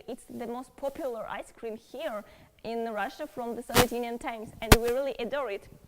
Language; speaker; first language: English; non-native, fluent; Russian